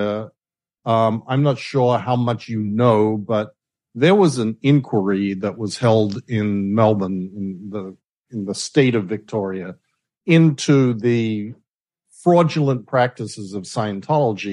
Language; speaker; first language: English; native; English